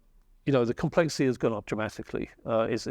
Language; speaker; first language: English; native; English